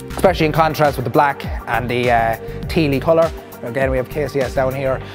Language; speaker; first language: English; native; English